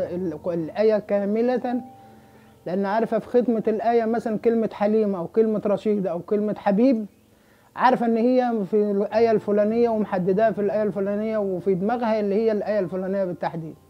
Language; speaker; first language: Arabic; native; Arabic